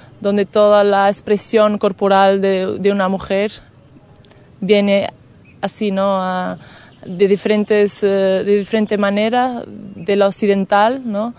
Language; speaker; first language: Spanish; non-native, fluent; Portuguese